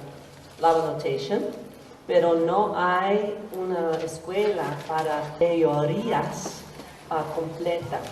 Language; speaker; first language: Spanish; non-native, learner; English